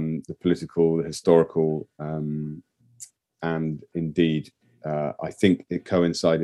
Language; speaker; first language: English; native; English